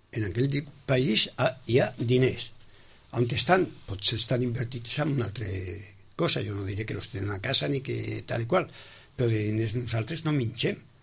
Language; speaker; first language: Catalan; non-native, local second language; Spanish